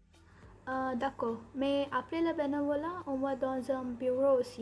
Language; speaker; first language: French; non-native, fluent; Konkani